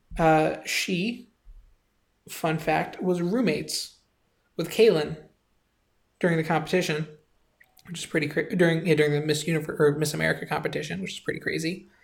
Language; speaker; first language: English; native; English